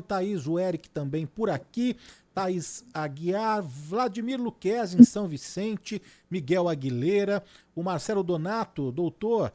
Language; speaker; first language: Portuguese; native; Portuguese